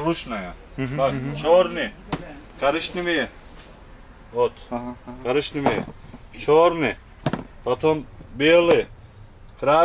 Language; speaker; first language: Russian; non-native, learner; Turkish